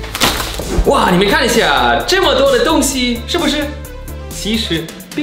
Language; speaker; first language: Chinese; non-native, fluent; German